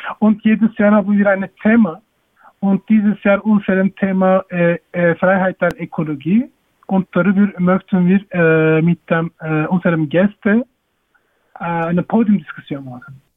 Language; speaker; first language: German; non-native, learner; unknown